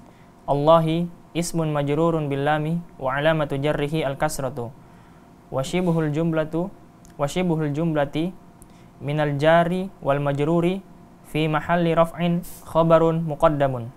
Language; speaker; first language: Arabic; non-native, fluent; Indonesian